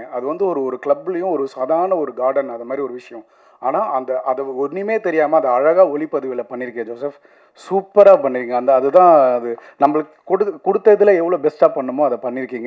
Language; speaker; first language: Tamil; native; Tamil